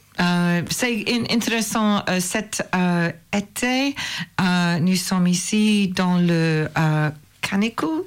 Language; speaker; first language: French; non-native, learner; English